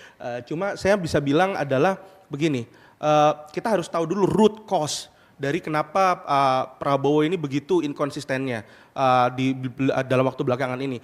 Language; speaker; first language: Indonesian; native; Indonesian